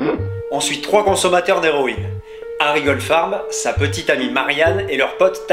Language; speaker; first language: French; native; French